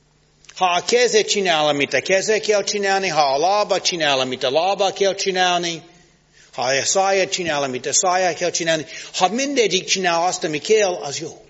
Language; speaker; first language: Hungarian; non-native, learner; English